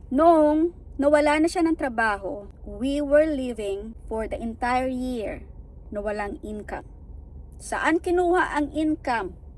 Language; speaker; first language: Filipino; non-native, local second language; Hiligaynon